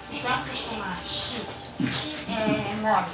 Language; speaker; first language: Portuguese; non-native, learner; Japanese